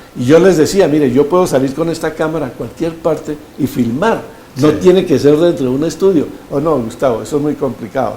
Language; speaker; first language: Spanish; native; Spanish